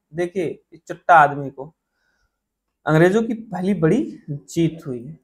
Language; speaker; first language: Hindi; native; Hindi